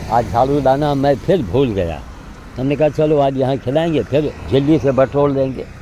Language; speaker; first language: Hindi; native; Hindi